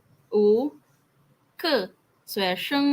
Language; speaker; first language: Chinese; non-native, learner; Filipino